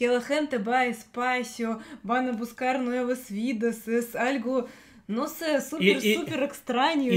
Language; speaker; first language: Spanish; non-native, fluent; Russian